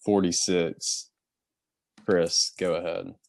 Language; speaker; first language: English; native; English